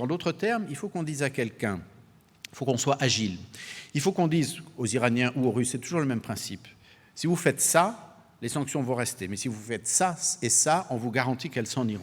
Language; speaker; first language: French; native; French